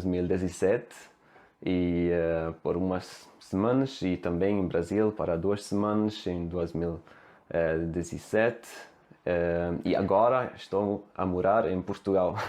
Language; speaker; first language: Portuguese; non-native, fluent; Swedish